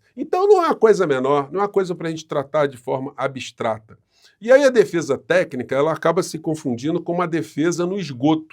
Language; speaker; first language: Portuguese; native; Portuguese